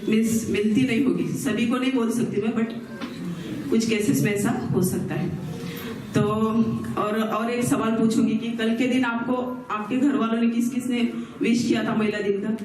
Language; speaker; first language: Hindi; non-native, local second language; Marathi